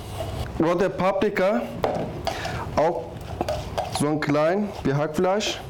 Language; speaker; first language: German; non-native, learner; Turkish